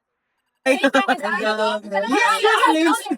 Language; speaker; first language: English; non-native, local second language; Filipino